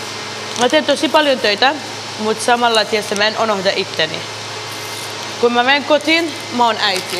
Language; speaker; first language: Finnish; non-native, fluent; Arabic